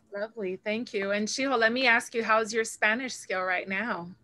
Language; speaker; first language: English; non-native, fluent; Portuguese